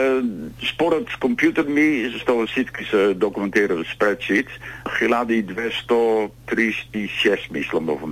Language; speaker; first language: Bulgarian; non-native, learner; Dutch